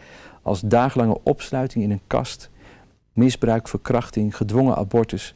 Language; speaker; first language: Dutch; native; Dutch